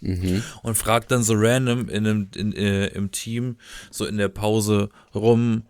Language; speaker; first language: German; native; German